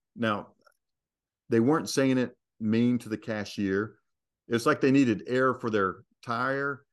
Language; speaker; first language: English; native; English